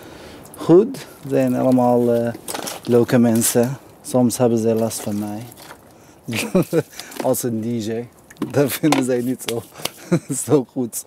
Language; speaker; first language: Dutch; non-native, fluent; Arabic